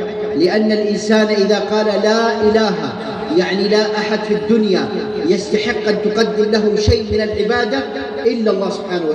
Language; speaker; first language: Arabic; native; Arabic